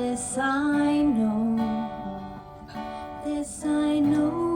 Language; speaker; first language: English; native; English